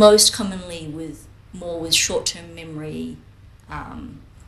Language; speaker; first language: English; native; English